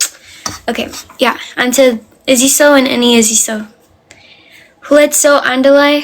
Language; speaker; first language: Amharic; early bilingual, heritage; Amharic